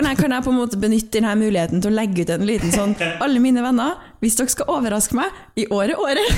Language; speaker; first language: Norwegian; native; Norwegian